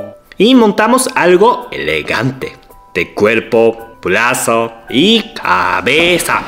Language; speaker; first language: Spanish; non-native, learner; Japanese